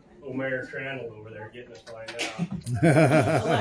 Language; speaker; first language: English; native; English